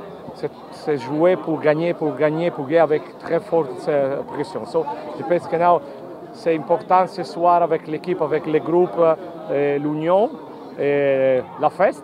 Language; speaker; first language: French; non-native, learner; Italian